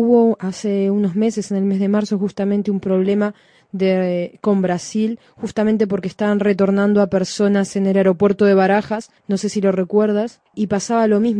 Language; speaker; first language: Spanish; native; Spanish